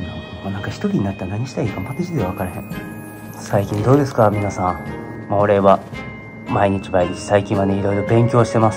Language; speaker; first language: Japanese; native; Japanese